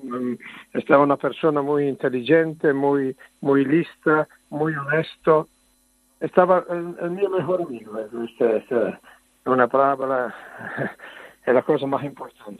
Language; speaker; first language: Spanish; non-native, learner; Italian